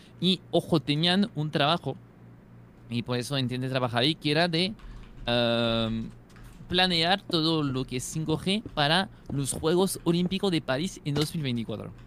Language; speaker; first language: Spanish; non-native, fluent; French